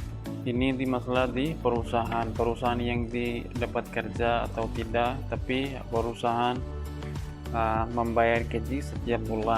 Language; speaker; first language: Indonesian; non-native, learner; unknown